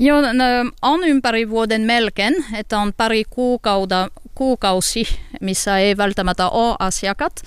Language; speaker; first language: Finnish; non-native, fluent; French